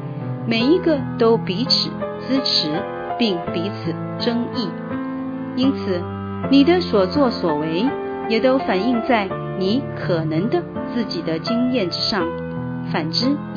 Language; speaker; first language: Chinese; native; Chinese